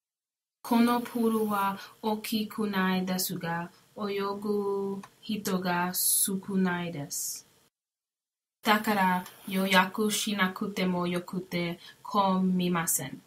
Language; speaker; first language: Japanese; non-native, learner; English